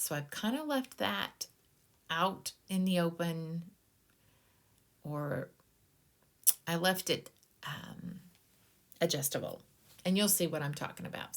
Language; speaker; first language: English; native; English